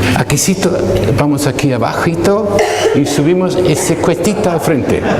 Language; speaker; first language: Spanish; non-native, fluent; English